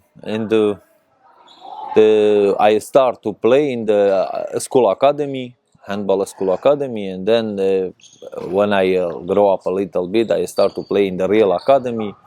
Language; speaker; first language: English; non-native, learner; Persian